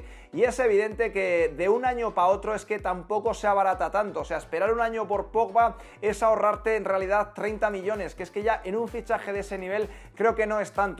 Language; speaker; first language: Spanish; native; Spanish